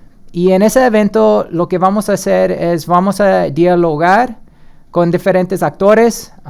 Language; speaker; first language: Spanish; early bilingual, heritage; Spanish